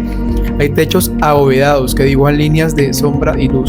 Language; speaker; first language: Spanish; native; Spanish